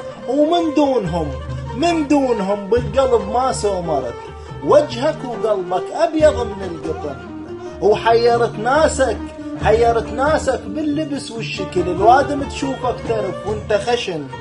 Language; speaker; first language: Arabic; native; Arabic